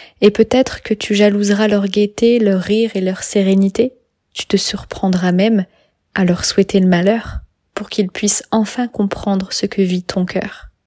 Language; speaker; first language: French; native; French